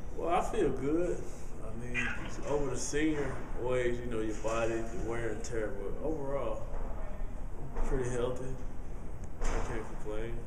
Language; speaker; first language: English; native; English